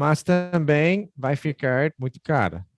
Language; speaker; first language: Portuguese; non-native, fluent; English